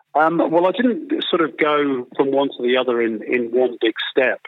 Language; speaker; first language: English; native; English